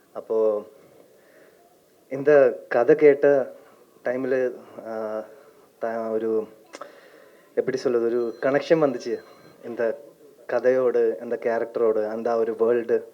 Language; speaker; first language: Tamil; non-native, learner; Malayalam